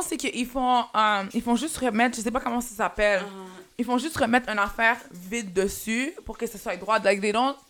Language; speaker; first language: French; early bilingual, heritage; French